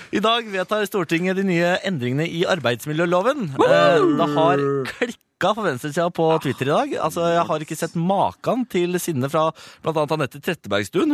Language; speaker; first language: Norwegian; native; Norwegian